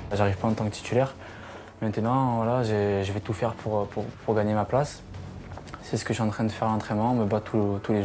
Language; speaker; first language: French; native; French